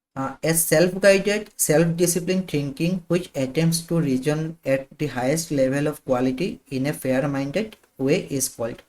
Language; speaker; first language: English; non-native, local second language; Assamese